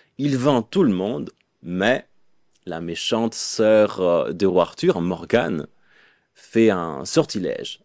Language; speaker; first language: French; non-native, fluent; Italian